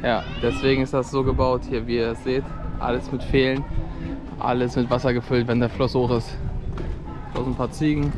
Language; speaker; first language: German; native; German